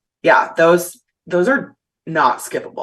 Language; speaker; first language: English; native; English